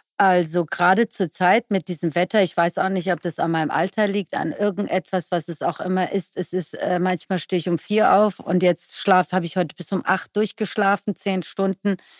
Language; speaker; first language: German; early bilingual, other home language; Persian